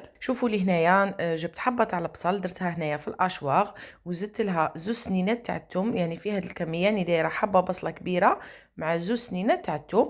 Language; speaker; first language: Arabic; native; Arabic